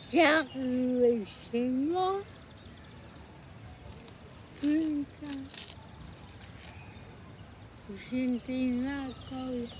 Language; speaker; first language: French; non-native, learner; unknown